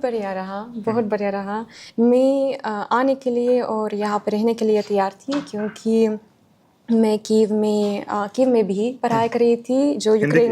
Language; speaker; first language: Hindi; non-native, fluent; Ukrainian